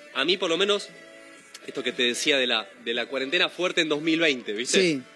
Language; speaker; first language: Spanish; native; Spanish